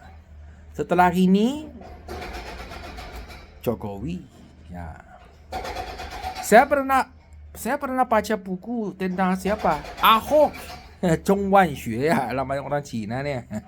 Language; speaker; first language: Indonesian; non-native, learner; Chinese